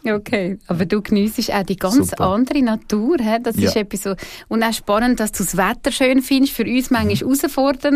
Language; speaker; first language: German; native; German